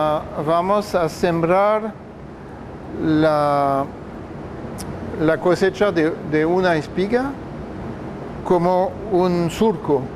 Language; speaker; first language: Spanish; non-native, fluent; French